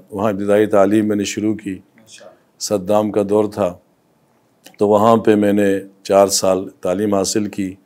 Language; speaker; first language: Urdu; non-native, local second language; Balti